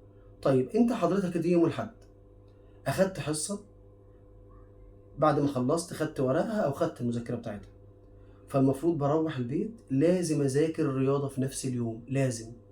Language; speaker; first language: Arabic; native; Arabic